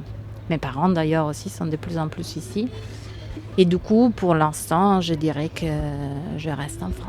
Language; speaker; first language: French; non-native, fluent; Italian